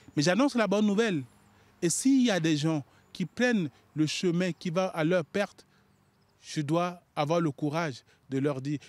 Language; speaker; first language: French; non-native, local second language; Sango